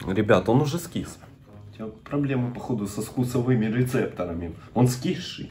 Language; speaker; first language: Russian; native; Russian